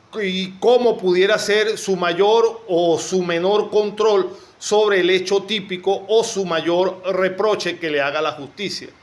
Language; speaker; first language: Spanish; native; Spanish